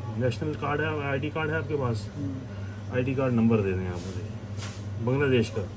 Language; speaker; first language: Urdu; non-native, local second language; Punjabi